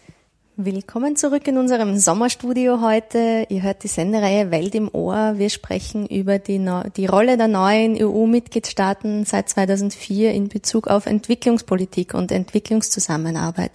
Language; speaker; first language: German; native; German